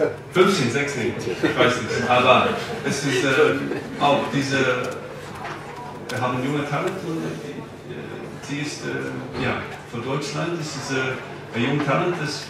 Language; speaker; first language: German; non-native, learner; English